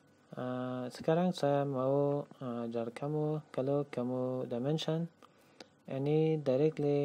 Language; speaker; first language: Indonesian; non-native, learner; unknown